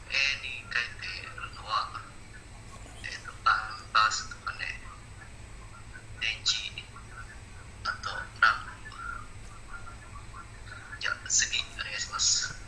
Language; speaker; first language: Japanese; non-native, learner; Indonesian